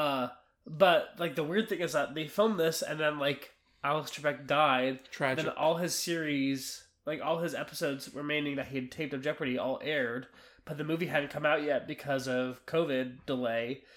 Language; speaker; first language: English; native; English